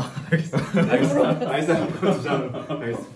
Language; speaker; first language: Korean; native; Korean